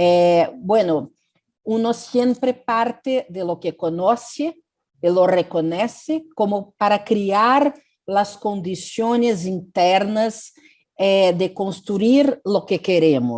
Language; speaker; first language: Spanish; non-native, learner; Portuguese